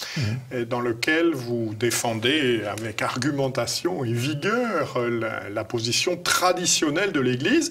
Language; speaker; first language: French; native; French